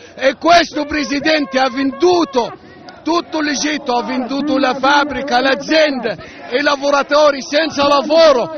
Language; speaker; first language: Italian; non-native, fluent; Arabic